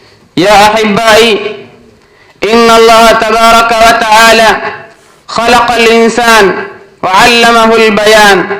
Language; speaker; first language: Arabic; non-native, learner; Urdu